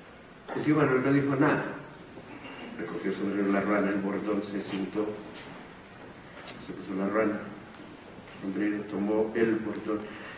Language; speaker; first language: Spanish; native; Spanish